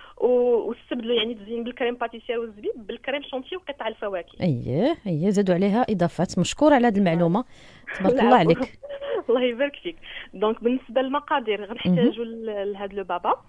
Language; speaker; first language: Arabic; native; Arabic